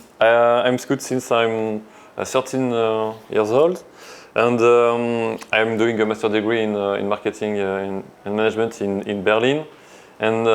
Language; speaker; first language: English; non-native, learner; French